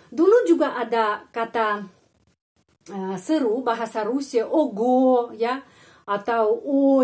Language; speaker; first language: Indonesian; non-native, fluent; Russian